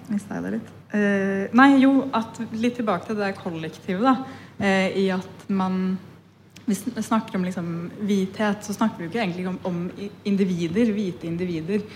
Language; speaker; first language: Norwegian; early bilingual, other home language; Punjabi